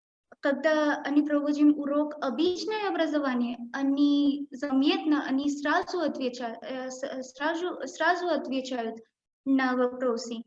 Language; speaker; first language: Russian; non-native, learner; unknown